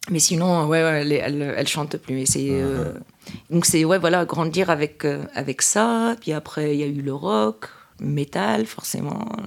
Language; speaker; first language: French; non-native, local second language; Arabic